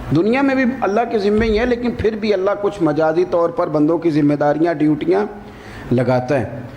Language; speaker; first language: Urdu; non-native, local second language; Punjabi